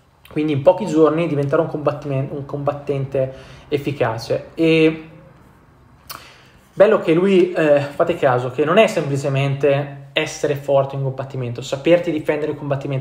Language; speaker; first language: Italian; native; Italian